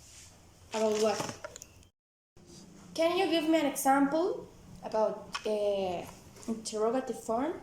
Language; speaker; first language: English; non-native, learner; Spanish